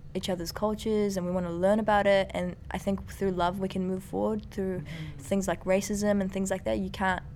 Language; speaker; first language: English; early bilingual, other home language; Persian